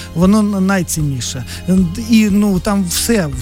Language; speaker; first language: Ukrainian; native; Ukrainian